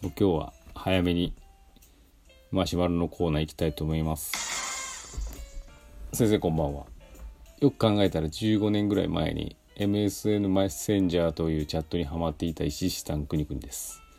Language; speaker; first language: Japanese; native; Japanese